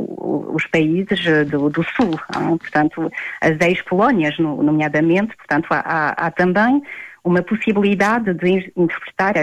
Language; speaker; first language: Portuguese; native; Portuguese